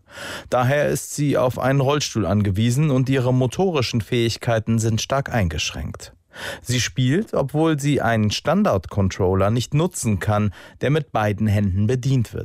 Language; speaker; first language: German; native; German